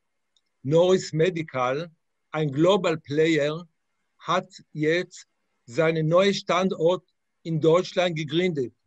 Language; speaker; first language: German; non-native, fluent; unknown